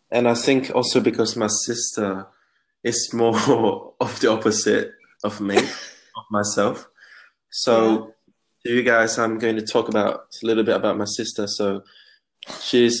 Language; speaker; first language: English; non-native, local second language; Cantonese